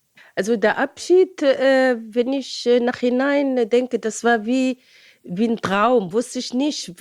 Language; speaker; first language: German; non-native, fluent; Arabic